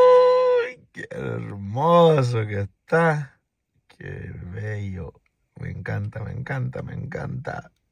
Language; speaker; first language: Spanish; native; Spanish